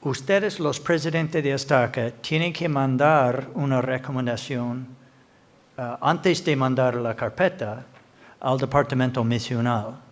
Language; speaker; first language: Spanish; non-native, fluent; English